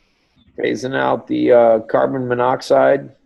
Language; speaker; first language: English; native; English